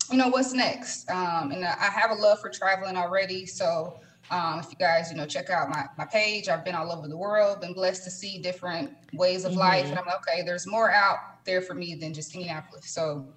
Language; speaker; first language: English; native; English